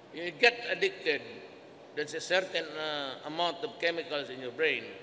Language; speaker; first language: Filipino; native; Filipino